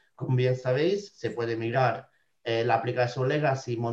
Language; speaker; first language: Spanish; non-native, fluent; French